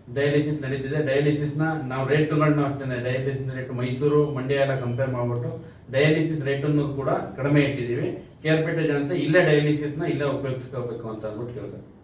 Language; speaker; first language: Kannada; native; Kannada